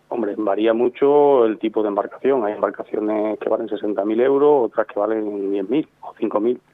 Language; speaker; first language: Spanish; native; Spanish